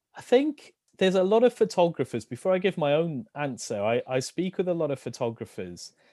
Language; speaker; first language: English; native; English